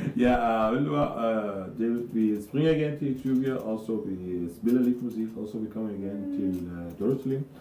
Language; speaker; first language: Danish; non-native, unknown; Arabic